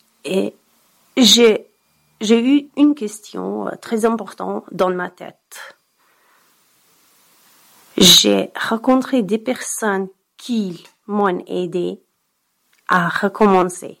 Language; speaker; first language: French; non-native, learner; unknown